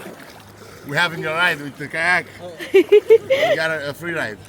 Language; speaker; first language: English; non-native, learner; Romanian